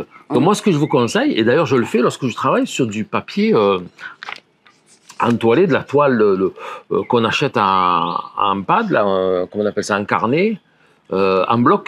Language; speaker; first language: French; native; French